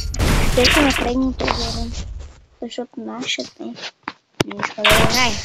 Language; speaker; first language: Bulgarian; native; Bulgarian